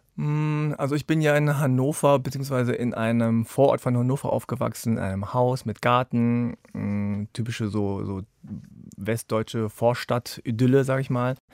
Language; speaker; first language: German; native; German